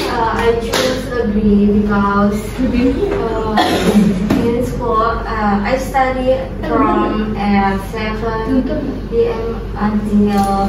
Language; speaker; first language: English; non-native, learner; Indonesian